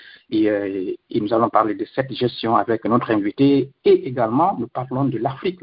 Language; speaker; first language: French; non-native, local second language; Fula